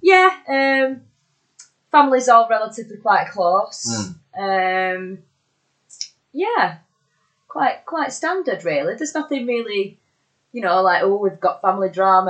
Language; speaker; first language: English; native; English